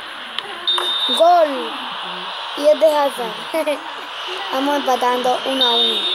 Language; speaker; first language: Spanish; native; Spanish